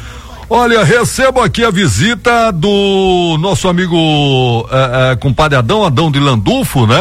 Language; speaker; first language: Portuguese; native; Portuguese